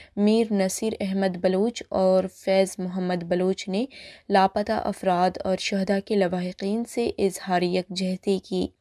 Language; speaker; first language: Urdu; non-native, local second language; Baluchi